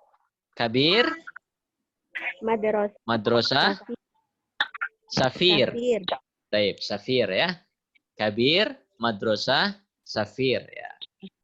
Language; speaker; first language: Arabic; non-native, fluent; Indonesian